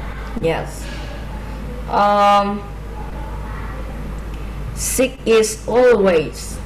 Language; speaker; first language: English; non-native, learner; Vietnamese